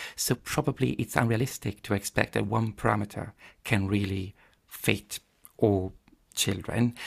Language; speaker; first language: English; non-native, fluent; Italian